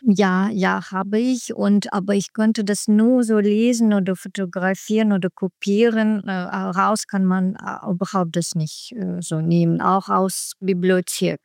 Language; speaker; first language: German; non-native, learner; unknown